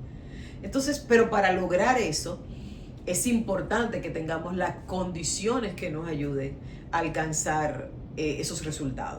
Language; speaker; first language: Spanish; native; Spanish